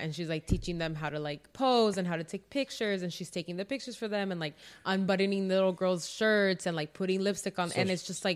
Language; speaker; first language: English; early bilingual, other home language; Spanish